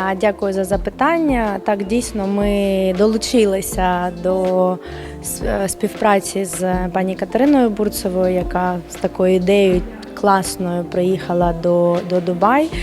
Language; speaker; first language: Ukrainian; native; Ukrainian